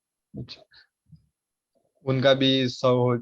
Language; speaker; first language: Hindi; native; Hindi